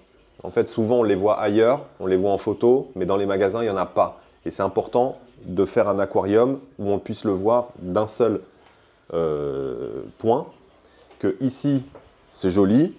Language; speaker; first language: French; native; French